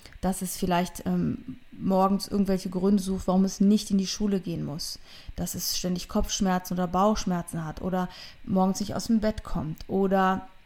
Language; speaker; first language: German; native; German